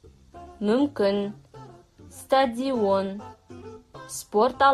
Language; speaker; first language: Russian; non-native, fluent; Kazakh